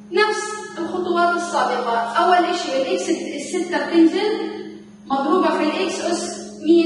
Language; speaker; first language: Arabic; native; Arabic